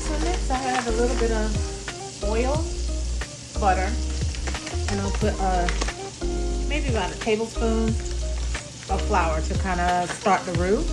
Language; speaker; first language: English; native; English